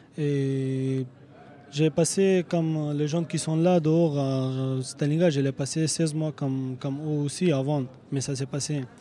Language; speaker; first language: French; non-native, learner; Persian